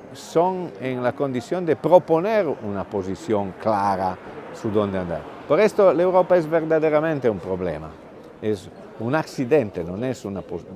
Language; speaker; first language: Spanish; non-native, fluent; Italian